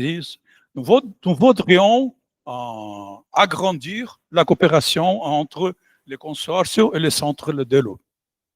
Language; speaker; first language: French; non-native, learner; Portuguese